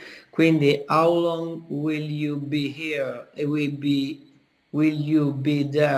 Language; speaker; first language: English; non-native, learner; Italian